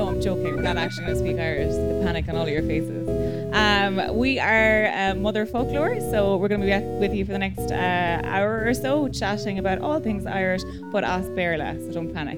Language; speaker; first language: English; native; English